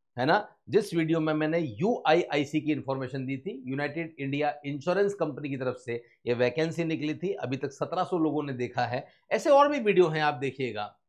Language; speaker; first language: Hindi; native; Hindi